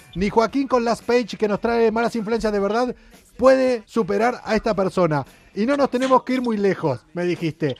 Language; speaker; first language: Spanish; native; Spanish